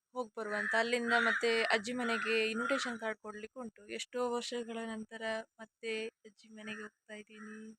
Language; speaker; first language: Kannada; native; Kannada